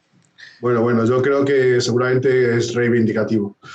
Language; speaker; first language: Spanish; native; Spanish